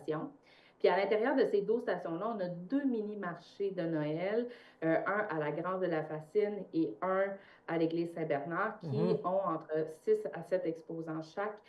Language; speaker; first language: French; native; French